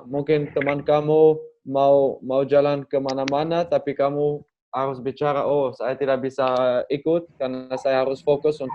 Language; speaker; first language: Indonesian; non-native, learner; Dutch